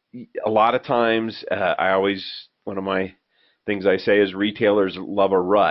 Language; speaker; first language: English; native; English